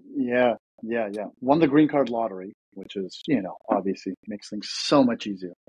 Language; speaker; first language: English; early bilingual, other home language; Russian